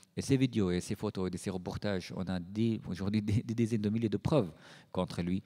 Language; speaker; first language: French; non-native, fluent; Arabic